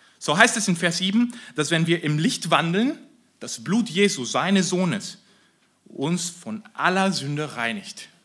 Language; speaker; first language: German; non-native, fluent; Spanish